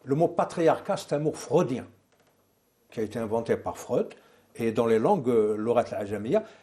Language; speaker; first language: French; non-native, local second language; Arabic